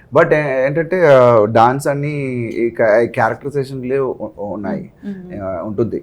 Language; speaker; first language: Telugu; non-native, learner; Tamil